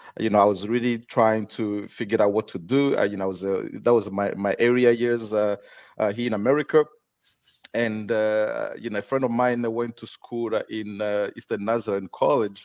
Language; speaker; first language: English; non-native, local second language; Kinyarwanda